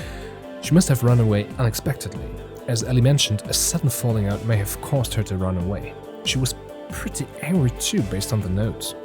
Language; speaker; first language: English; non-native, fluent; German